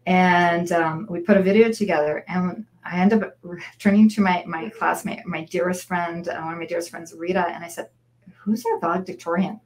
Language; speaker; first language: English; native; English